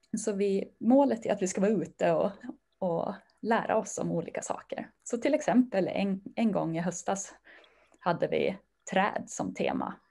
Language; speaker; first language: Swedish; native; Swedish